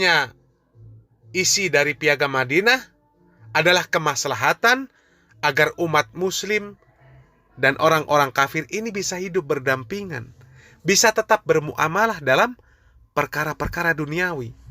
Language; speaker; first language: Indonesian; native; Indonesian